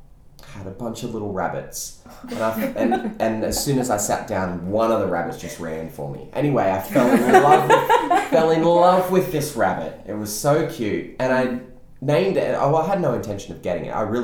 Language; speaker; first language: English; native; English